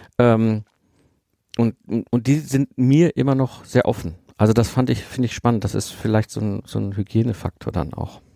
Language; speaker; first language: German; native; German